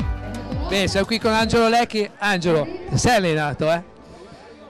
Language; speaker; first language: Italian; native; Italian